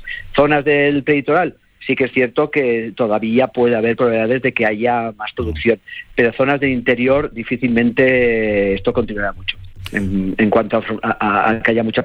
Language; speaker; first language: Spanish; native; Spanish